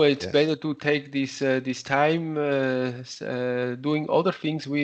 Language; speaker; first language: English; non-native, learner; Italian